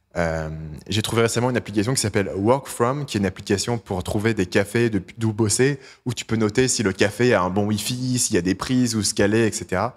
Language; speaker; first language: French; native; French